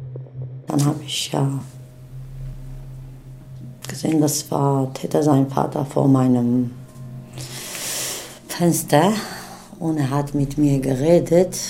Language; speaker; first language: German; non-native, learner; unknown